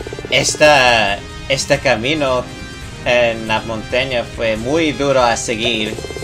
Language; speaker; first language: Spanish; non-native, learner; English